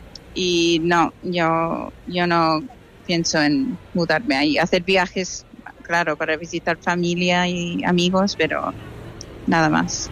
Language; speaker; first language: Spanish; non-native, fluent; English